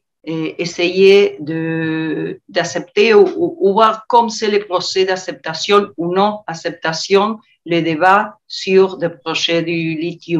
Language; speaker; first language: French; non-native, learner; Spanish